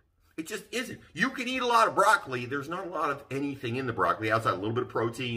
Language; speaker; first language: English; native; English